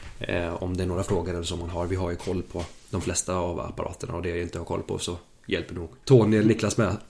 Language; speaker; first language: Swedish; early bilingual, other home language; German